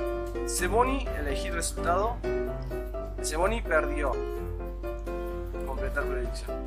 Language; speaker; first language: Spanish; native; Spanish